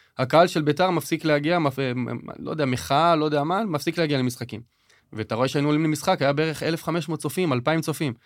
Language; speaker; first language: Hebrew; native; Hebrew